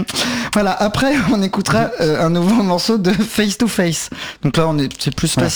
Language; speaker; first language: French; native; French